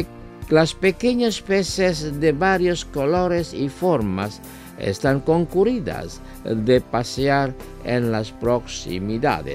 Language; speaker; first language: Spanish; non-native, fluent; Indonesian